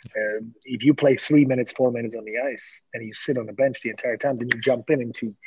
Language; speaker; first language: English; non-native, fluent; Slovak